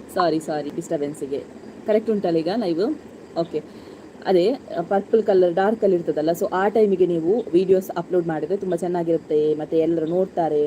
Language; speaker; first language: Kannada; non-native, local second language; Tulu